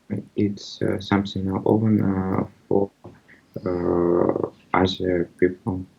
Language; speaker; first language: English; non-native, learner; Russian